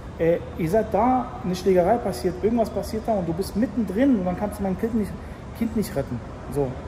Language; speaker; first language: German; early bilingual, other home language; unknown